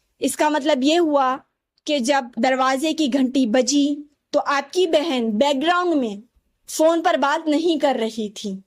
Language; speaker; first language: Urdu; native; Urdu